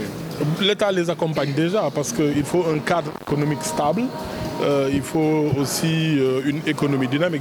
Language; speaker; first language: French; non-native, local second language; Wolof